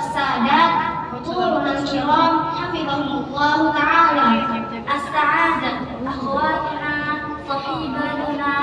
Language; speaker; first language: Arabic; non-native, learner; Indonesian